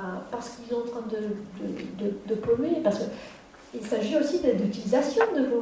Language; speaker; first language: French; non-native, fluent; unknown